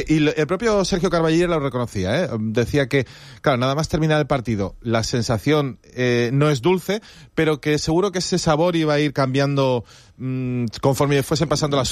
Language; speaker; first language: Spanish; native; Spanish